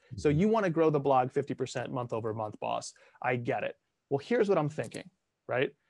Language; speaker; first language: English; early bilingual, other home language; Italian